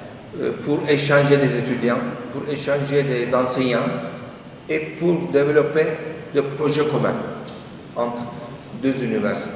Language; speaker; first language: French; non-native, fluent; Turkish